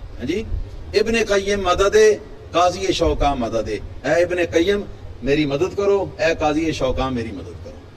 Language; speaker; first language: Urdu; non-native, local second language; Punjabi